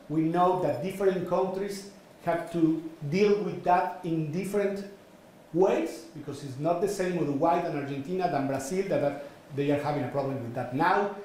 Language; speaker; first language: English; non-native, fluent; Spanish